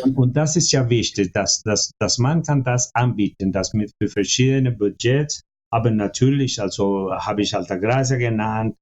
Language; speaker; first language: German; non-native, fluent; Spanish